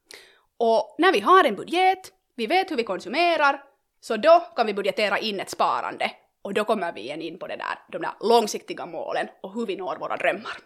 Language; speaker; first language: Swedish; native; Swedish